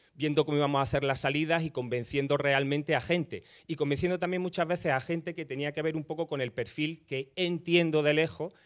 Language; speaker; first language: Spanish; native; Spanish